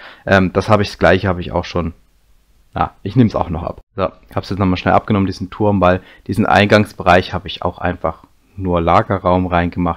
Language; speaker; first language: German; native; German